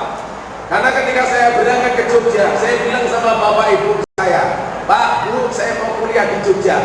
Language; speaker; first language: Indonesian; non-native, local second language; Javanese